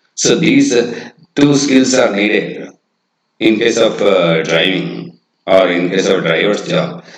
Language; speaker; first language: English; non-native, local second language; Kannada